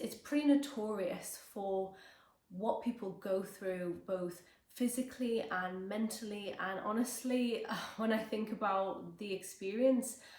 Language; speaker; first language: English; native; English